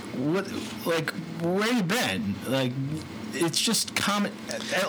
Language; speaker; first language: English; native; English